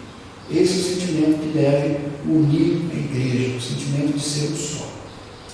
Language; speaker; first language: Portuguese; native; Portuguese